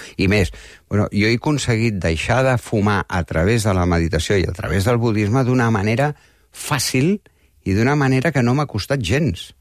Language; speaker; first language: Catalan; native; Catalan